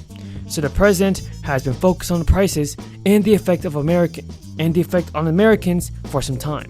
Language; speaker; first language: English; native; English